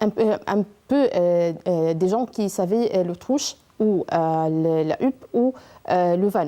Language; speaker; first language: French; non-native, learner; Arabic